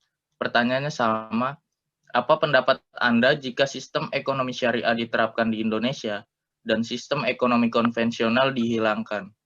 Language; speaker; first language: Indonesian; native; Indonesian